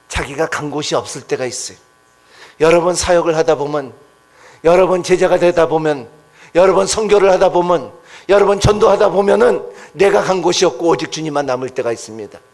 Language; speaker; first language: Korean; non-native, fluent; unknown